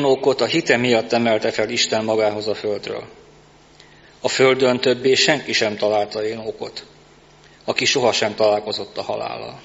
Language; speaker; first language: Hungarian; native; Hungarian